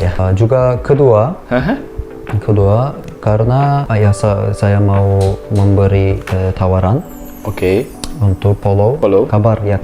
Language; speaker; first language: Indonesian; non-native, learner; Turkish